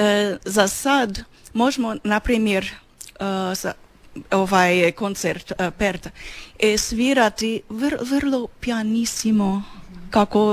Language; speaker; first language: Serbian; non-native, learner; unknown